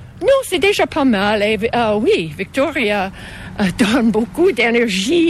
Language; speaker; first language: French; non-native, local second language; English